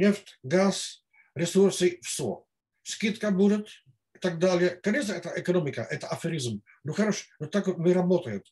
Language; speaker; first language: Russian; non-native, fluent; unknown